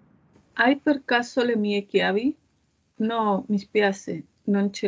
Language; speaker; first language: Italian; non-native, learner; Spanish